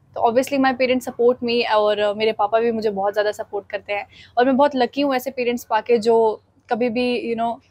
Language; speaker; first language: Hindi; native; Hindi